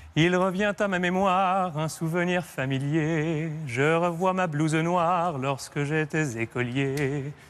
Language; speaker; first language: French; native; French